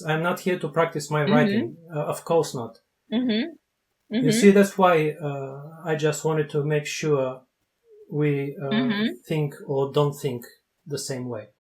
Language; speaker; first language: English; non-native, fluent; Bulgarian